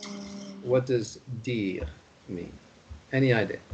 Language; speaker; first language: English; non-native, fluent; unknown